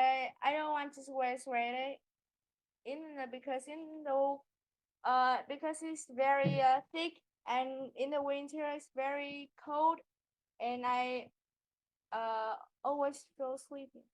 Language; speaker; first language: English; non-native, learner; Vietnamese